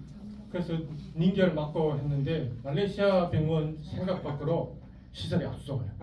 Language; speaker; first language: Korean; non-native, fluent; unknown